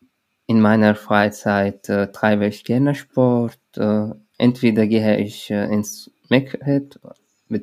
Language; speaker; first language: German; non-native, learner; Arabic